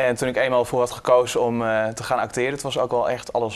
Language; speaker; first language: Dutch; native; Dutch